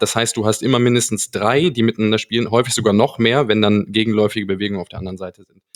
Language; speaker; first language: German; native; German